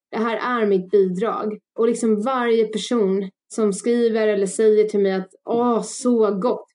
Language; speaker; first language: Swedish; early bilingual, other home language; Russian